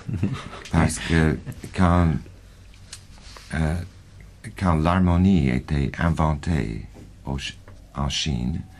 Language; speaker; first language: French; non-native, fluent; English